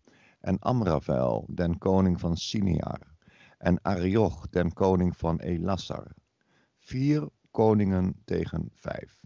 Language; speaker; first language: Dutch; native; Dutch